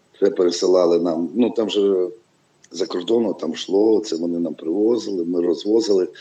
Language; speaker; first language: Ukrainian; non-native, local second language; Russian